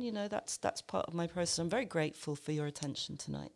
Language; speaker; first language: English; native; English